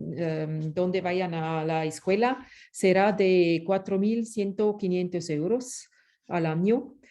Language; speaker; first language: Spanish; non-native, fluent; French